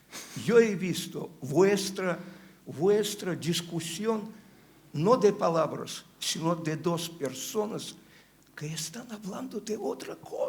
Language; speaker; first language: Spanish; non-native, learner; Russian